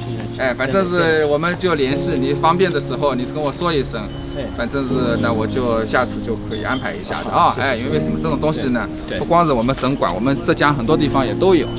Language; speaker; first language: Chinese; native; Chinese